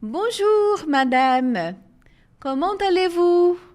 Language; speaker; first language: French; non-native, fluent; Portuguese